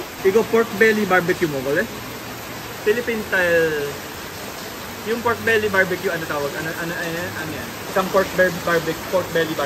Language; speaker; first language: Korean; non-native, fluent; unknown